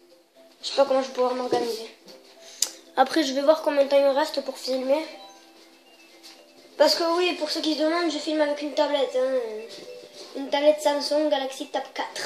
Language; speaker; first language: French; native; French